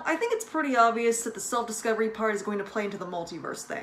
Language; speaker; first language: English; native; English